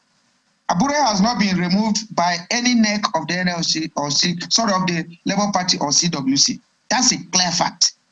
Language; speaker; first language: English; non-native, local second language; Igbo